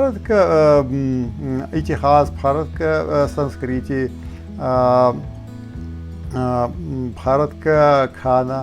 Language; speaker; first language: Hindi; non-native, learner; Russian